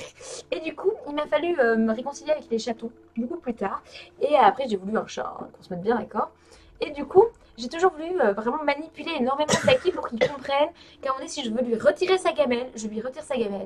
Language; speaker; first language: French; native; French